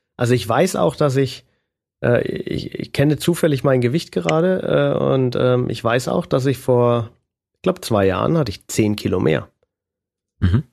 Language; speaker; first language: German; native; German